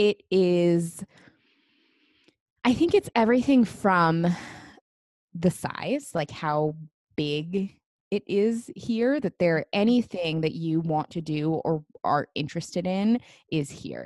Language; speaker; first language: English; native; English